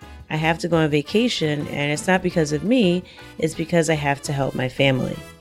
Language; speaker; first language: English; native; English